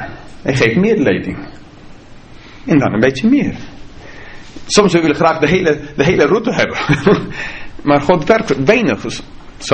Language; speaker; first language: Dutch; non-native, fluent; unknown